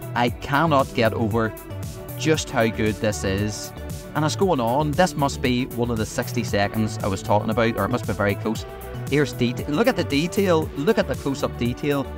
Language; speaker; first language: English; native; English